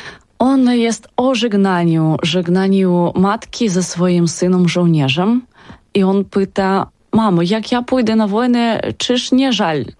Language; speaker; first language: Polish; non-native, learner; Ukrainian